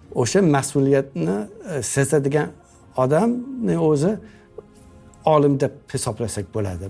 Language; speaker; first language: Uzbek; non-native, fluent; English